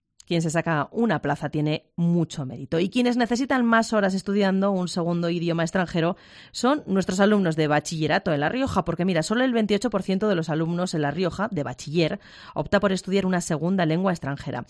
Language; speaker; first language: Spanish; native; Spanish